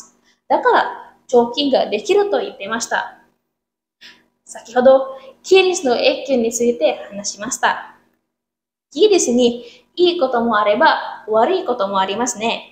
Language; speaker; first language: Japanese; non-native, learner; Indonesian